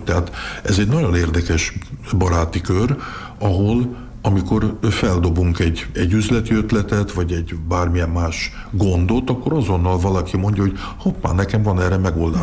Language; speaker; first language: Hungarian; early bilingual, heritage; Hungarian